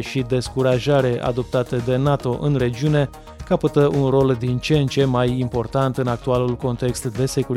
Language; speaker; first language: Romanian; native; Romanian